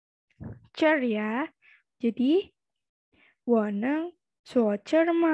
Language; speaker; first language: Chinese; non-native, fluent; Indonesian